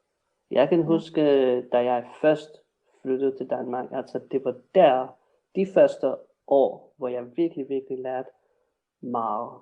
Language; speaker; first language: Danish; non-native, fluent; English